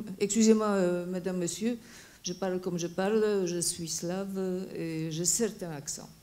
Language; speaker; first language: French; non-native, fluent; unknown